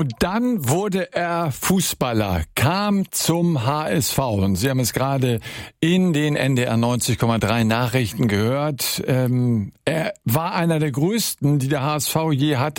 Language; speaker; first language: German; native; German